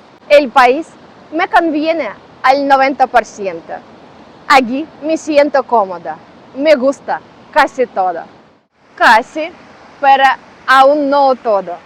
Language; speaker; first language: Spanish; non-native, learner; Russian